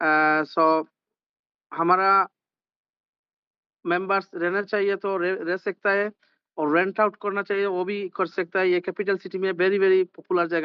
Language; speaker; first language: Hindi; non-native, learner; Bangla